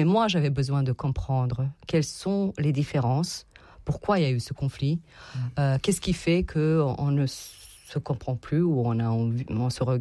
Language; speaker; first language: French; non-native, fluent; Serbian